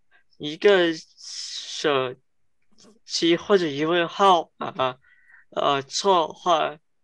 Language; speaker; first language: Chinese; early bilingual, heritage; Cantonese